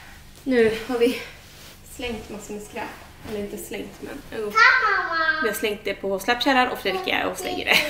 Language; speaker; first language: Swedish; native; Swedish